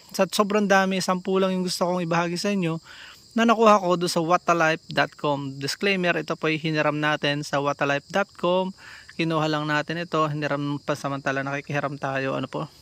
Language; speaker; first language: Filipino; native; Filipino